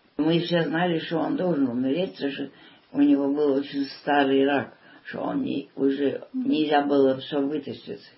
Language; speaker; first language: Russian; early bilingual, heritage; Russian